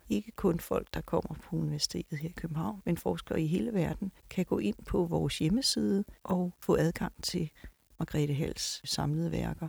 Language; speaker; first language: Danish; native; Danish